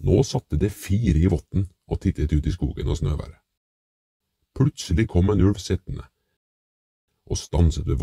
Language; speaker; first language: Norwegian; native; Norwegian